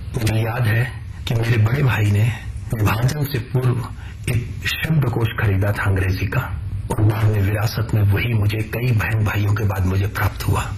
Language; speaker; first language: Hindi; non-native, local second language; Punjabi